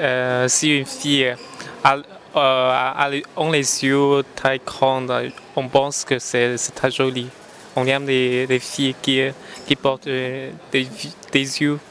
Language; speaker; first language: French; non-native, learner; Chinese